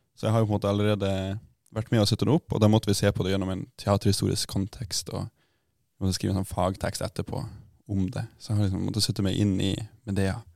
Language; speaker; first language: Norwegian; native; Norwegian